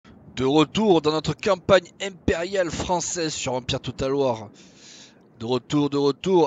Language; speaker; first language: French; native; French